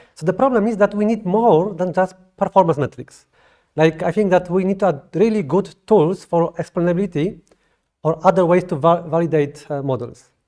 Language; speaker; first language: English; non-native, fluent; Polish